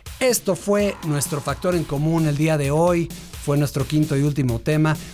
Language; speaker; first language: Spanish; native; Spanish